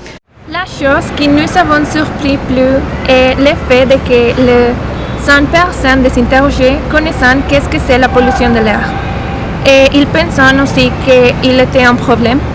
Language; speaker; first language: French; non-native, learner; Spanish